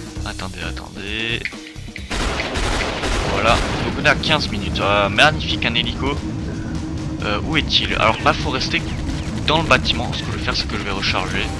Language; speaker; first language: French; native; French